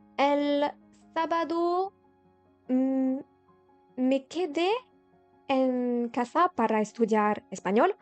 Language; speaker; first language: Spanish; non-native, learner; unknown